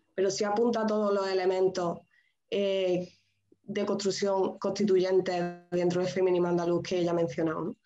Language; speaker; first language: Spanish; native; Spanish